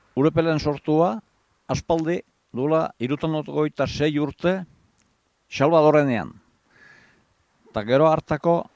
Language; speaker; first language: Basque; native; Basque